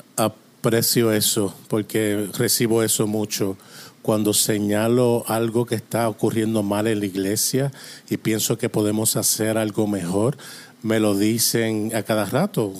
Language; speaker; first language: Spanish; non-native, fluent; English